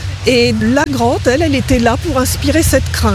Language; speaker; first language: French; native; French